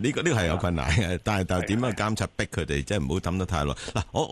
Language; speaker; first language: Cantonese; native; Cantonese